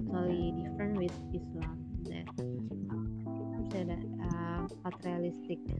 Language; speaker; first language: English; non-native, learner; Indonesian